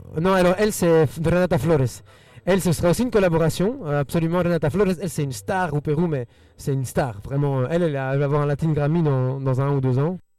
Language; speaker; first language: French; early bilingual, other home language; Spanish